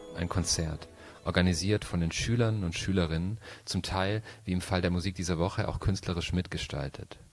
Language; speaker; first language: German; native; German